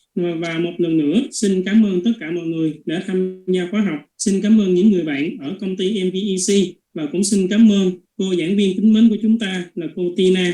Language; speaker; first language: Vietnamese; native; Vietnamese